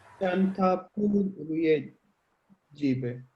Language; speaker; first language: Persian; non-native, learner; Urdu